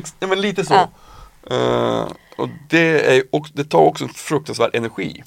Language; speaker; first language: Swedish; native; Swedish